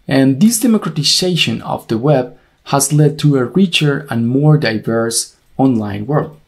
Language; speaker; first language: English; non-native, fluent; Spanish